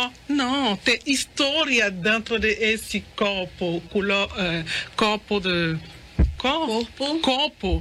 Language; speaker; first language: Portuguese; non-native, learner; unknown